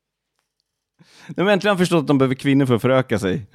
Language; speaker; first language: English; non-native, fluent; Swedish